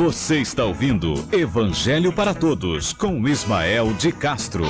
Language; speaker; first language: Portuguese; native; Portuguese